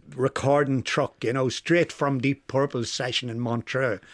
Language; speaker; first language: English; native; English